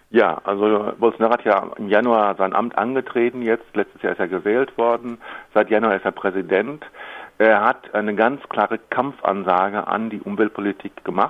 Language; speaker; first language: German; native; German